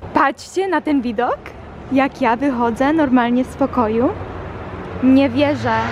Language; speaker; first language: Polish; early bilingual, heritage; Polish